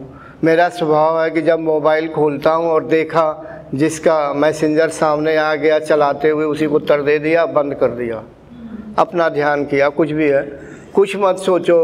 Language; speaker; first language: Hindi; native; Hindi